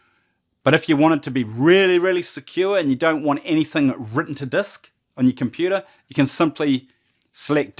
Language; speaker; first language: English; native; English